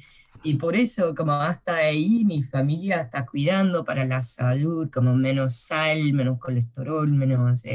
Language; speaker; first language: Spanish; early bilingual, heritage; Spanish